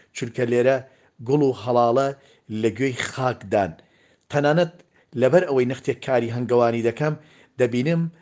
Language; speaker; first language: Central Kurdish; native; Central Kurdish